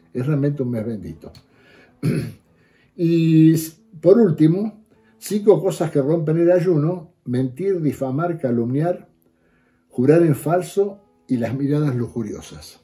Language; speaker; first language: Spanish; native; Spanish